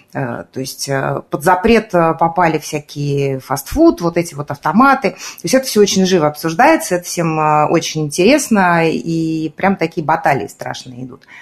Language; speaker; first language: Russian; native; Russian